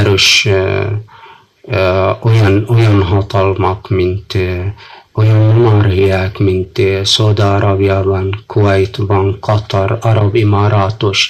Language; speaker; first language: Hungarian; non-native, fluent; Arabic